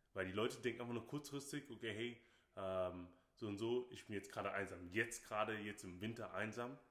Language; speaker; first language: German; non-native, fluent; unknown